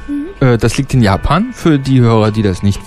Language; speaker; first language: German; native; German